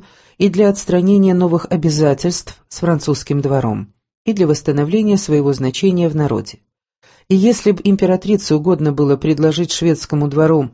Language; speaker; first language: Russian; native; Russian